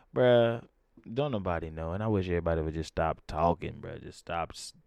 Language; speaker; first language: English; native; English